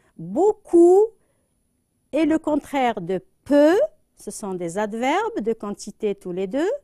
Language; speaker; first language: French; non-native, local second language; Arabic